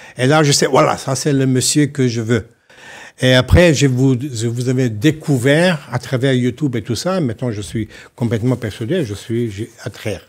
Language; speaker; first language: French; non-native, fluent; Slovenian